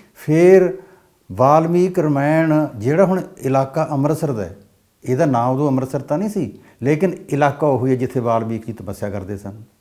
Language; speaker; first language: Punjabi; non-native, local second language; Haryanvi